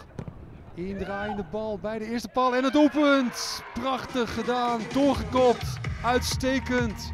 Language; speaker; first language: Dutch; native; Dutch